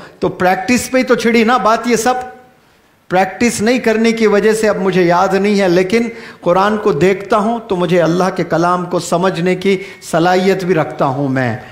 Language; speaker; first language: Urdu; native; Urdu